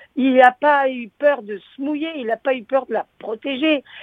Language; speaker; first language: French; native; French